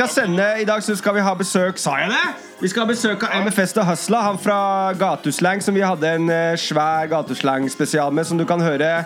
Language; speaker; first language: Norwegian; native; Norwegian